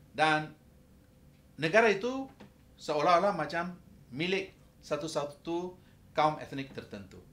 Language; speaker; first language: Malay; non-native, local second language; Tamil